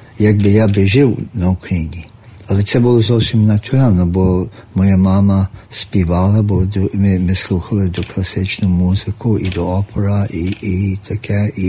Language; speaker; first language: Ukrainian; early bilingual, heritage; Ukrainian